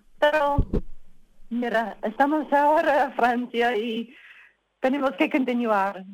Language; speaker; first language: Spanish; non-native, learner; English